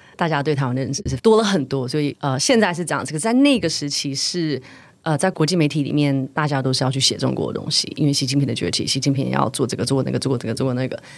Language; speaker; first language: Chinese; native; Chinese